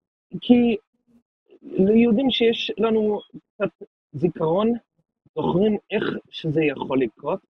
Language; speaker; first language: Hebrew; non-native, fluent; English